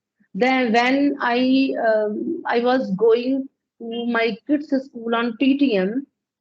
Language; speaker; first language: English; non-native, learner; Punjabi